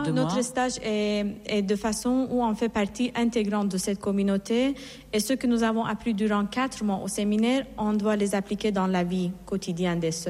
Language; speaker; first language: French; non-native, fluent; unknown